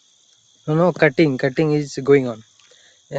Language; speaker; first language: English; non-native, learner; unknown